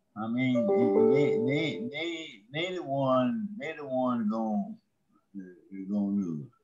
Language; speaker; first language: English; native; English